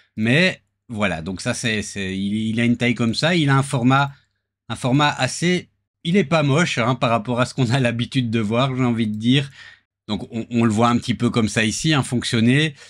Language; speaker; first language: French; native; French